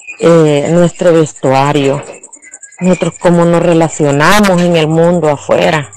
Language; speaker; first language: Spanish; native; Spanish